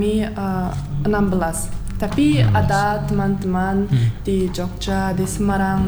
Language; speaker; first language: Indonesian; non-native, learner; Turkmen